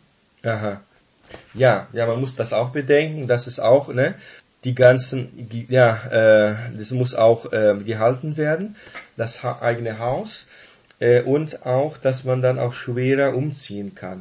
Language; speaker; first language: German; non-native, fluent; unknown